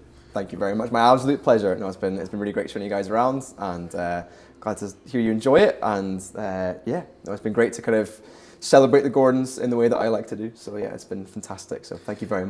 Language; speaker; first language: English; native; English